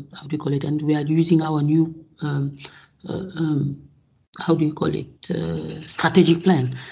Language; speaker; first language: English; non-native, fluent; French